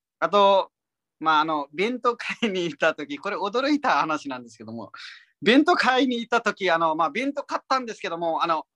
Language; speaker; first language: Japanese; non-native, fluent; Nepali